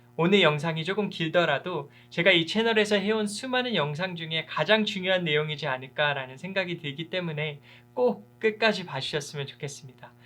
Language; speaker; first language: Korean; early bilingual, heritage; Korean